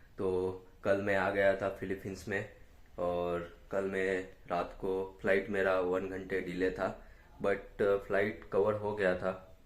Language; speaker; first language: Hindi; non-native, local second language; Gujarati